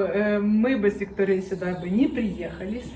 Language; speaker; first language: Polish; non-native, learner; Russian